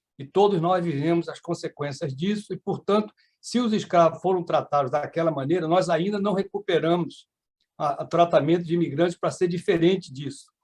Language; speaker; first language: Portuguese; native; Portuguese